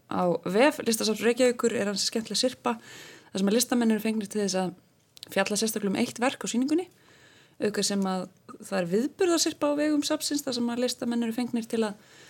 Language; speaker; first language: Icelandic; native; Icelandic